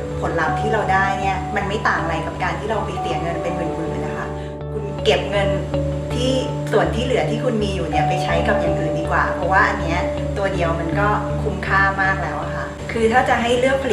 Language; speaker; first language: Thai; native; Thai